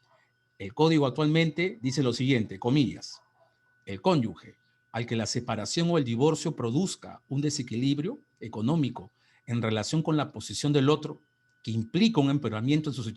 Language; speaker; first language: Spanish; native; Spanish